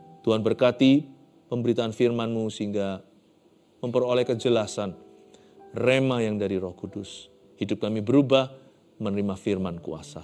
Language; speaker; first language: Indonesian; native; Indonesian